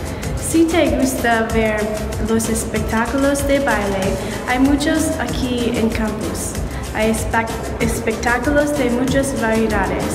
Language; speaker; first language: Spanish; non-native, learner; English